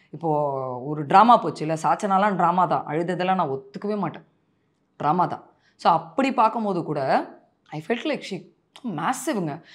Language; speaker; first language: Tamil; native; Tamil